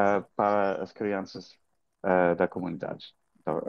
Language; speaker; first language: Portuguese; non-native, fluent; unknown